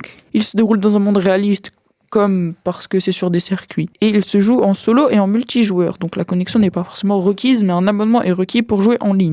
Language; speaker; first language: French; native; French